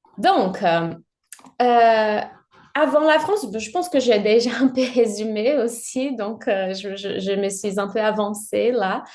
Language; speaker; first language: French; non-native, fluent; Portuguese